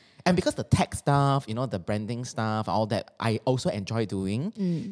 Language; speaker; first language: English; non-native, local second language; Chinese